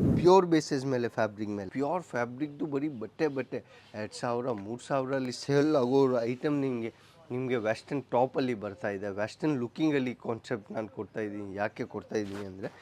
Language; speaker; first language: Kannada; non-native, local second language; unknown